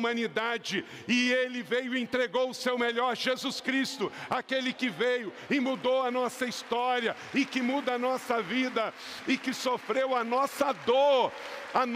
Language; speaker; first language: Portuguese; native; Portuguese